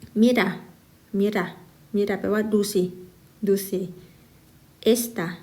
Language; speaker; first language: Spanish; non-native, fluent; Thai